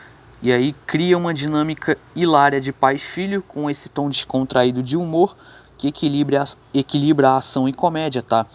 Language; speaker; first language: Portuguese; native; Portuguese